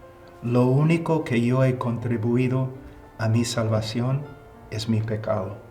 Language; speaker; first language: Spanish; non-native, fluent; English